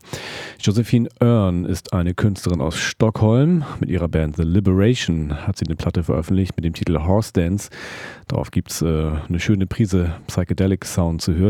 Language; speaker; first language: German; native; German